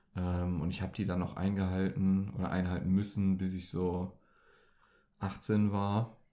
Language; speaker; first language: German; early bilingual, other home language; Turkish